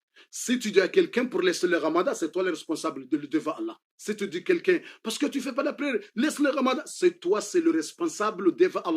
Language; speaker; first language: French; non-native, learner; Comorian